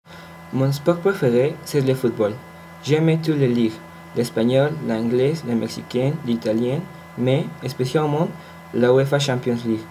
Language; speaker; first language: French; non-native, learner; Spanish